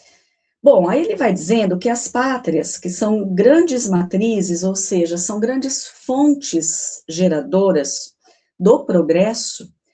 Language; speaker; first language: Portuguese; native; Portuguese